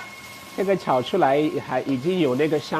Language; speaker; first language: Chinese; non-native, fluent; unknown